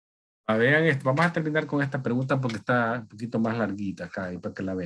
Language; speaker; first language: Spanish; native; Spanish